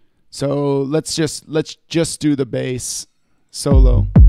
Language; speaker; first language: English; native; English